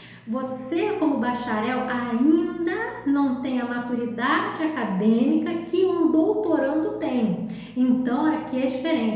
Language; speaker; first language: Portuguese; native; Portuguese